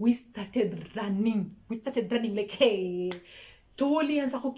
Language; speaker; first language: English; non-native, local second language; Swahili